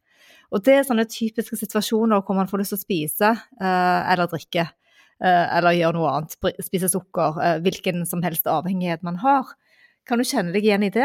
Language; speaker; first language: Norwegian; native; Norwegian